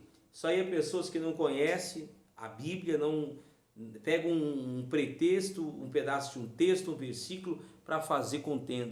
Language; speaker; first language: Portuguese; native; Portuguese